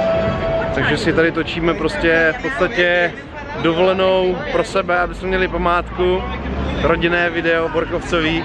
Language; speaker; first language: Czech; native; Czech